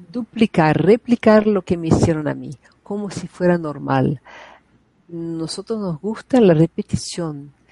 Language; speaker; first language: Spanish; non-native, fluent; Portuguese